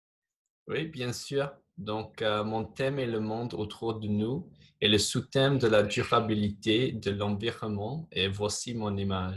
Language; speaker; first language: French; non-native, fluent; English